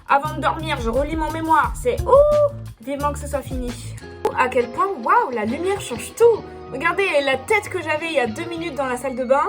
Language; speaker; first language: French; native; French